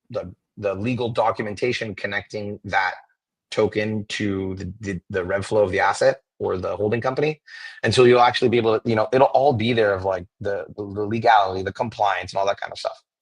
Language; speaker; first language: English; native; English